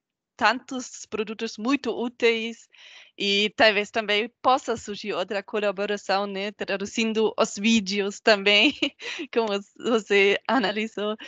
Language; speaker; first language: Portuguese; non-native, fluent; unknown